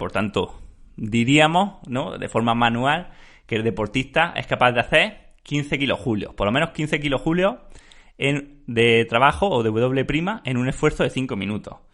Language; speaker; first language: Spanish; native; Spanish